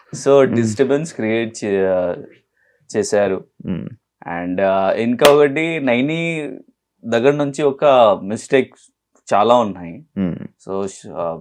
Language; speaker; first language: Telugu; non-native, learner; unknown